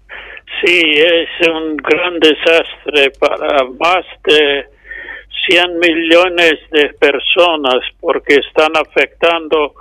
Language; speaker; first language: Spanish; non-native, fluent; English